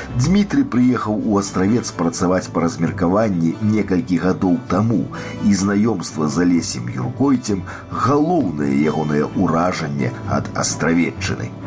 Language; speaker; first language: Belarusian; native; Belarusian